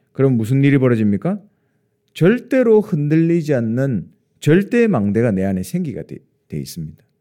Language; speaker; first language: Korean; native; Korean